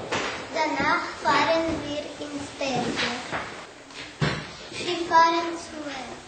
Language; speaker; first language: German; non-native, learner; Croatian